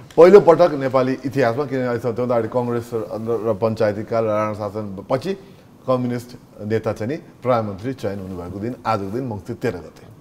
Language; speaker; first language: Nepali; native; Nepali